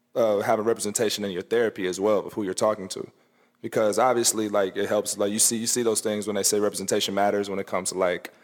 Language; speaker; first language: English; native; English